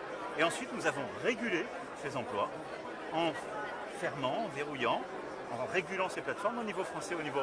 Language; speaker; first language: French; native; French